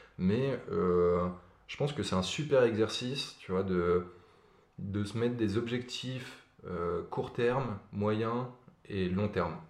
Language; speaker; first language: French; native; French